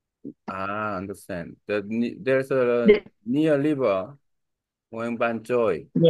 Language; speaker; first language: English; non-native, learner; Korean